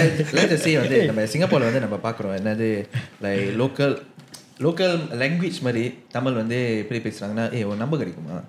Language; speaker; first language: Tamil; non-native, local second language; English